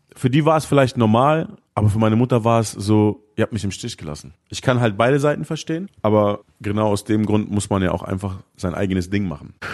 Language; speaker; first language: German; early bilingual, other home language; Arabic